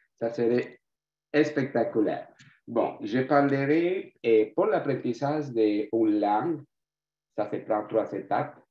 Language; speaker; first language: French; non-native, fluent; Spanish